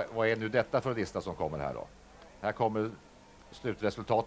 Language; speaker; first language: Swedish; native; Swedish